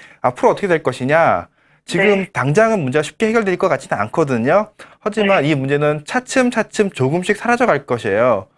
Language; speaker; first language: Korean; native; Korean